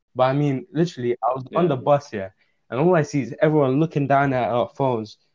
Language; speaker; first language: English; native; English